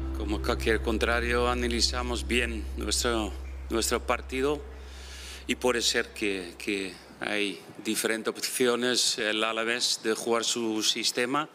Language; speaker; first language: Spanish; non-native, fluent; Dutch